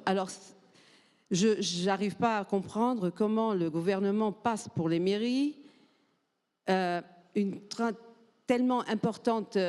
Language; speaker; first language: French; non-native, fluent; Portuguese